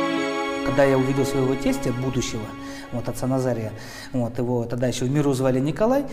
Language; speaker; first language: Russian; native; Russian